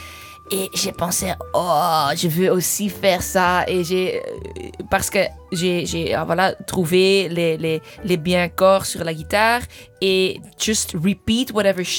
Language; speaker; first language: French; non-native, fluent; English